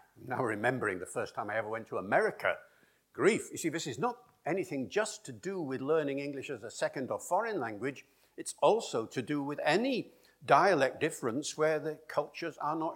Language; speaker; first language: English; native; English